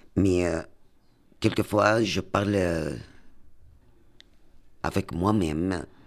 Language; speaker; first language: French; non-native, learner; Arabic